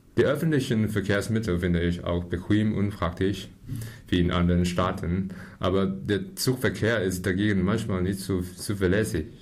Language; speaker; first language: German; non-native, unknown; Cantonese